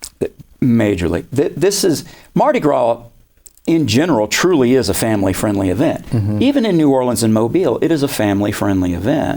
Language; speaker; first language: English; native; English